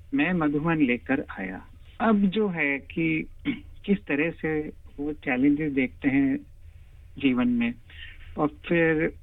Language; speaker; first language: Hindi; native; Hindi